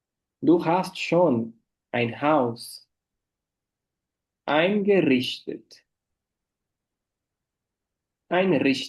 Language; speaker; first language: German; non-native, fluent; Portuguese